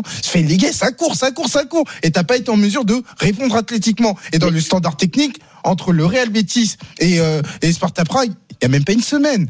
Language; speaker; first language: French; native; French